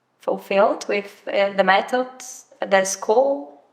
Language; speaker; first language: English; non-native, fluent; Polish